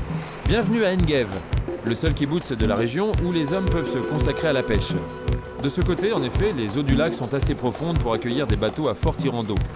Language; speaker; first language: French; native; French